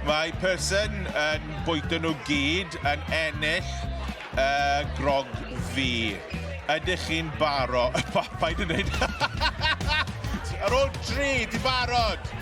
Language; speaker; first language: Welsh; non-native, learner; English